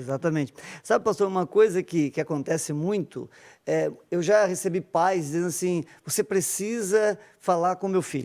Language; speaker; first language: Portuguese; native; Portuguese